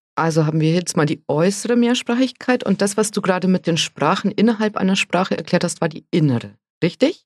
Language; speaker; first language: German; native; German